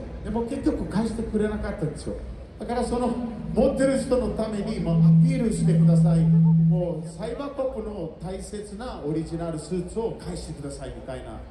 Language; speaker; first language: Japanese; non-native, fluent; Portuguese